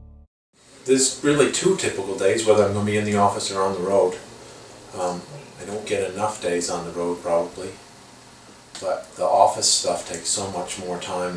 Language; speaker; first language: English; native; English